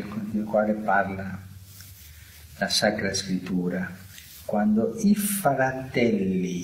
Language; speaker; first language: Italian; non-native, fluent; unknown